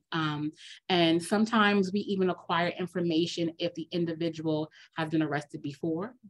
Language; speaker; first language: English; native; English